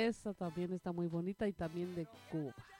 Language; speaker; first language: Spanish; native; Spanish